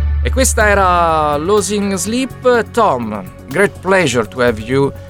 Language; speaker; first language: English; non-native, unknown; Italian